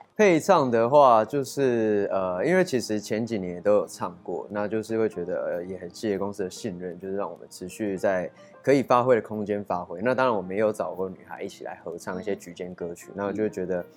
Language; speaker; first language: Chinese; native; Chinese